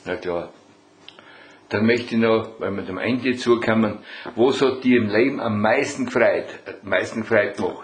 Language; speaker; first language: German; native; German